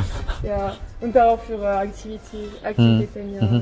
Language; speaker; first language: German; non-native, learner; French